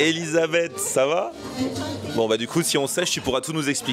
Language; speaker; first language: French; native; French